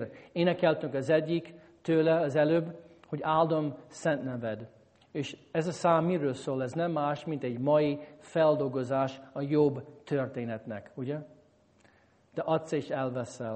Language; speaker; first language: Hungarian; non-native, fluent; English